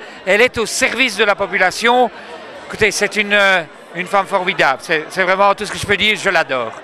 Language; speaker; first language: French; native; French